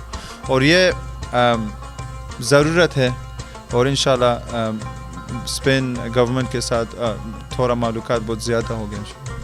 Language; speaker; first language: Hindi; early bilingual, heritage; Hindi